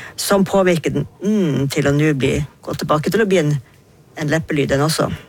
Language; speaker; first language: Norwegian; native; Norwegian